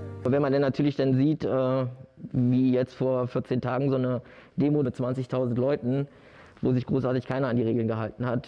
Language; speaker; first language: German; native; German